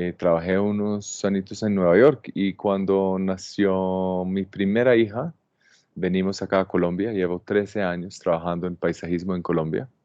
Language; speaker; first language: Spanish; non-native, fluent; Hebrew